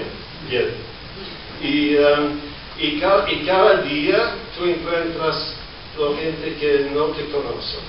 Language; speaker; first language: Spanish; non-native, learner; English